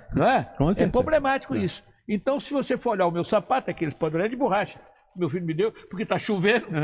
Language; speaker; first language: Portuguese; native; Portuguese